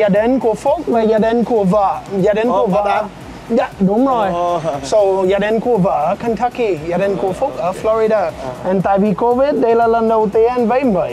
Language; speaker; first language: Vietnamese; non-native, fluent; English